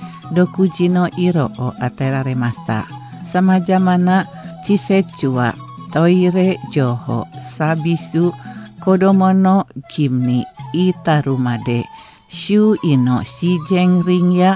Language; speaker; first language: Japanese; non-native, fluent; Indonesian